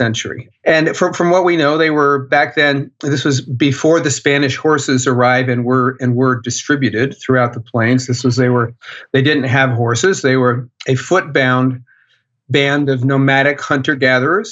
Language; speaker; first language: English; native; English